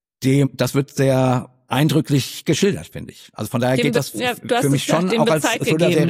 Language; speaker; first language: German; native; German